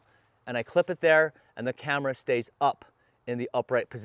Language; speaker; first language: English; native; English